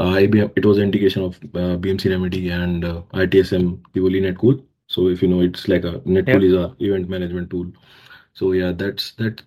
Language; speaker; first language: English; non-native, local second language; Hindi